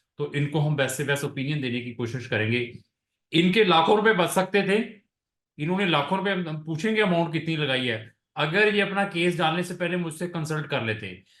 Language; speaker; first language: Hindi; non-native, local second language; Punjabi